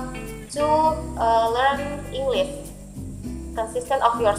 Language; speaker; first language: English; non-native, learner; Indonesian